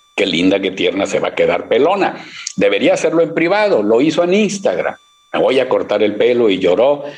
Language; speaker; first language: Spanish; native; Spanish